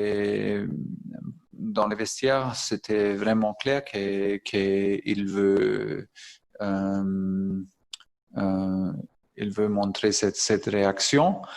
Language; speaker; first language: French; non-native, fluent; German